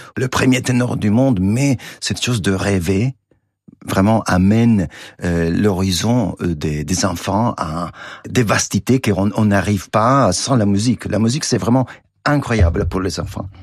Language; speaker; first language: French; non-native, fluent; Italian